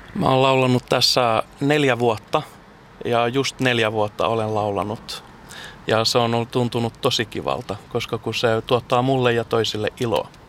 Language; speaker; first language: Finnish; early bilingual, heritage; Finnish